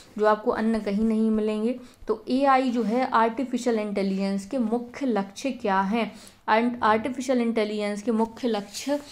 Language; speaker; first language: Hindi; native; Hindi